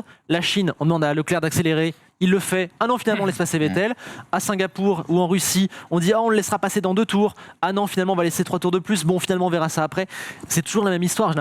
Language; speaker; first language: French; native; French